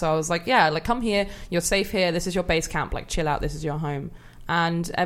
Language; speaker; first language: English; native; English